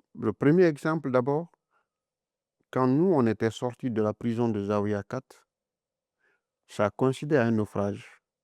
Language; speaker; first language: French; non-native, local second language; Mandingo